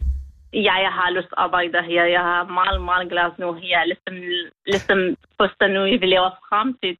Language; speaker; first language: Danish; non-native, learner; Kurdish